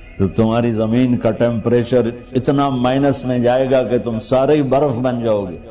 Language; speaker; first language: Urdu; non-native, local second language; Punjabi